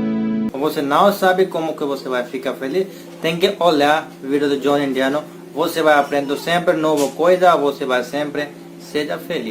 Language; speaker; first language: Portuguese; non-native, learner; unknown